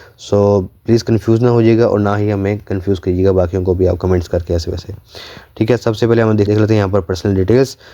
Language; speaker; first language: Urdu; non-native, local second language; Punjabi